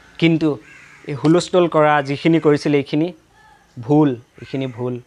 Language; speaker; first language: Assamese; non-native, local second language; Bangla